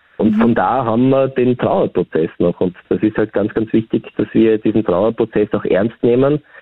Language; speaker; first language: German; native; German